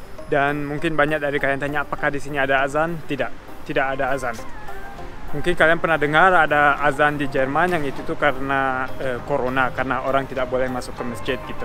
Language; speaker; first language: Indonesian; early bilingual, heritage; German